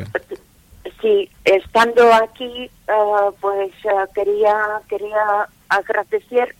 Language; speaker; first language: Spanish; non-native, fluent; Ukrainian